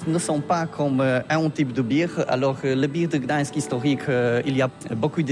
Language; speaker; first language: French; non-native, learner; Polish